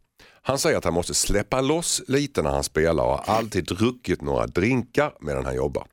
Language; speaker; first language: Swedish; native; Swedish